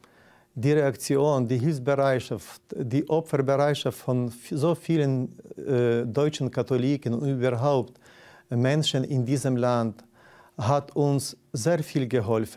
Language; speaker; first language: German; non-native, fluent; Ukrainian